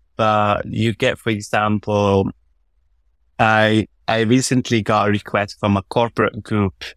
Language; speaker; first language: English; non-native, fluent; Arabic